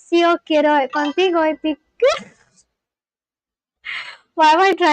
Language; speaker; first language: Spanish; non-native, learner; Bangla